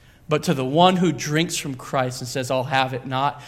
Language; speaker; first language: English; native; English